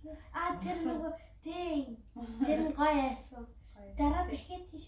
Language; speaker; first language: Mongolian; early bilingual, heritage; Mongolian